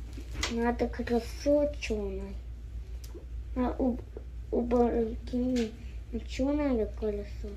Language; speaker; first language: Russian; early bilingual, heritage; Russian